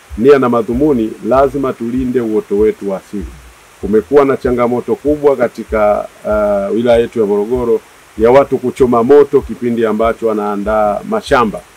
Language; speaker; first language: Swahili; native; Swahili